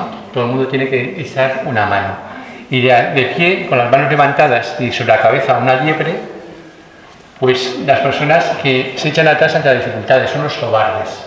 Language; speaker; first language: Spanish; native; Spanish